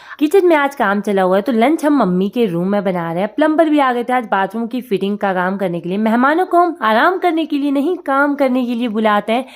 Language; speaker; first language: Hindi; native; Hindi